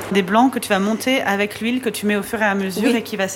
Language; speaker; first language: French; native; French